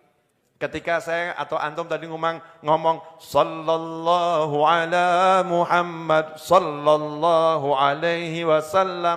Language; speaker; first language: Indonesian; native; Indonesian